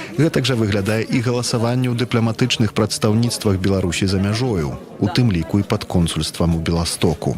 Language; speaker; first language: Belarusian; native; Belarusian